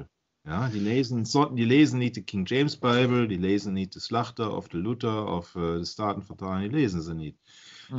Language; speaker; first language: Dutch; non-native, learner; German